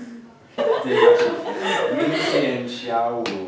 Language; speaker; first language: Chinese; non-native, learner; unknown